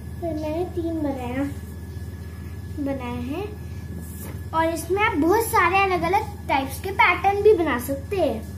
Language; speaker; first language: Hindi; native; Hindi